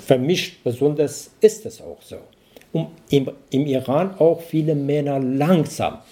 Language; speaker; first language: German; non-native, learner; Persian